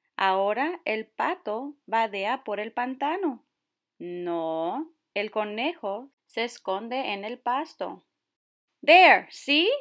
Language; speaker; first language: Spanish; early bilingual, heritage; Spanish